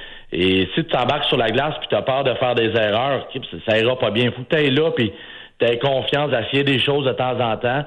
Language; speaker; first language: French; native; French